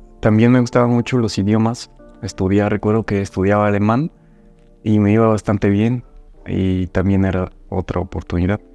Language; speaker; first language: Spanish; non-native, fluent; Bulgarian